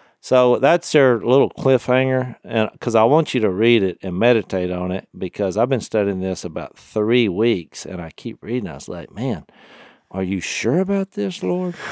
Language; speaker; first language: English; native; English